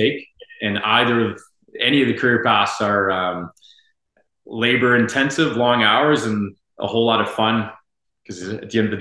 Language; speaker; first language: English; native; English